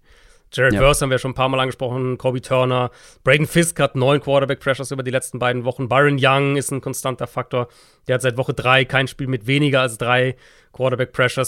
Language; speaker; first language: German; native; German